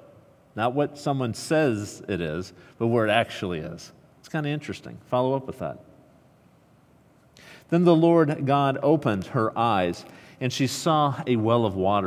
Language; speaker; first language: English; native; English